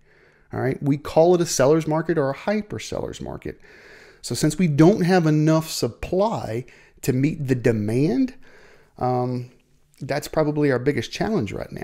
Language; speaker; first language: English; native; English